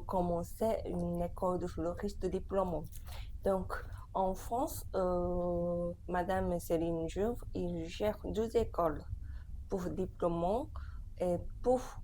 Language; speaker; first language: French; non-native, fluent; Japanese